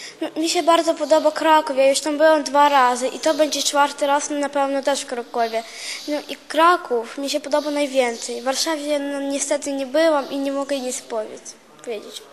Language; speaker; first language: Polish; non-native, learner; Ukrainian